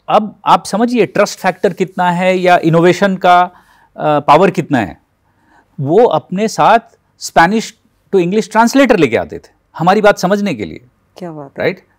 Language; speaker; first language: Hindi; native; Hindi